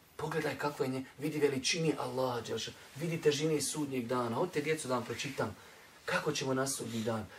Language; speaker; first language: Bosnian; native; Bosnian